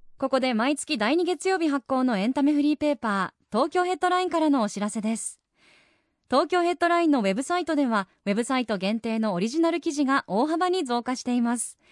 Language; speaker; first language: Japanese; native; Japanese